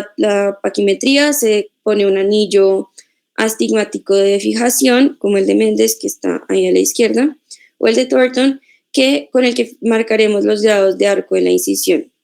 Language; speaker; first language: Spanish; native; Spanish